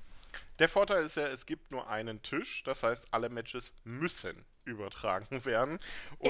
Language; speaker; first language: German; native; German